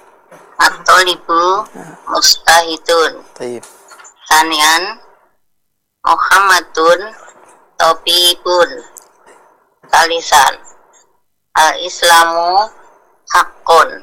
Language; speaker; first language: Arabic; non-native, learner; Indonesian